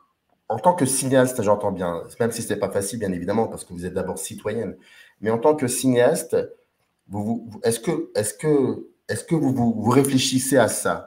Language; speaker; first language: French; native; French